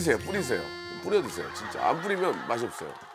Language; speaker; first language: Korean; native; Korean